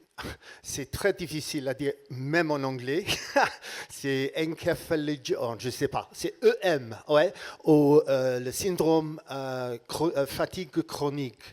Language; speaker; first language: French; non-native, learner; English